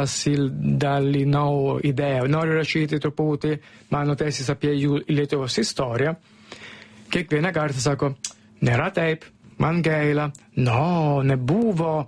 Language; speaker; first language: Lithuanian; non-native, learner; Italian